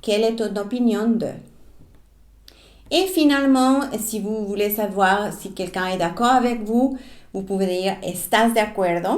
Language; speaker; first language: French; non-native, fluent; Spanish